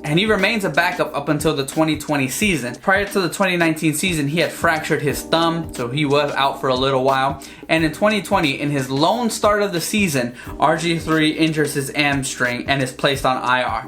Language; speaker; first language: English; native; English